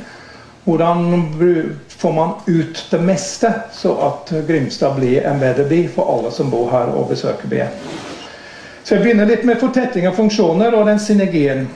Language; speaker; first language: Norwegian; non-native, fluent; English